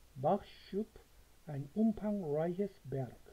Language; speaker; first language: German; non-native, fluent; Korean